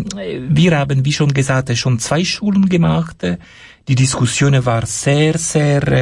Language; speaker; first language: German; non-native, fluent; Italian